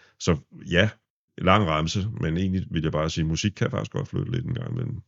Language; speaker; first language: Danish; native; Danish